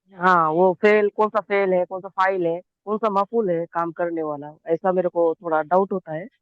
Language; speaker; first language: Hindi; non-native, local second language; Bangla